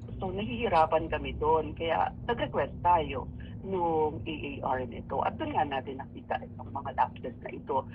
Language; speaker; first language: Filipino; native; Filipino